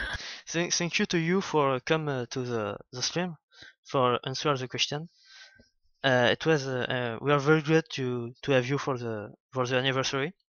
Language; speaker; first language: English; non-native, learner; French